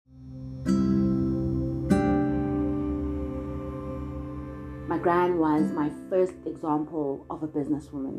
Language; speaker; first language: English; non-native, local second language; Zulu